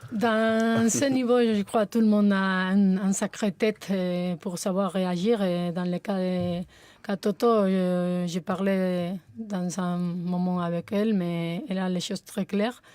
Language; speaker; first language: French; non-native, fluent; Spanish